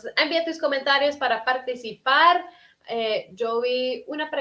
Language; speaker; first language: Spanish; early bilingual, heritage; Spanish